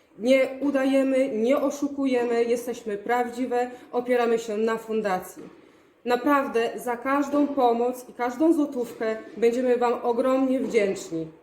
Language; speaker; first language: Polish; native; Polish